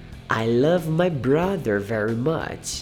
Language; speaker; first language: English; non-native, fluent; Portuguese